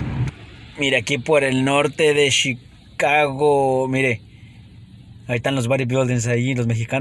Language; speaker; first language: Spanish; native; Spanish